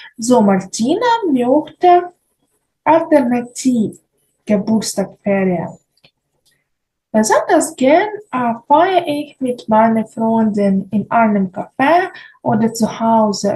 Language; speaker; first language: German; non-native, fluent; Ukrainian